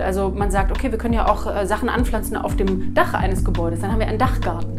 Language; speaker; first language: German; native; German